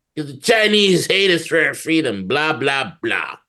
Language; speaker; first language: English; native; English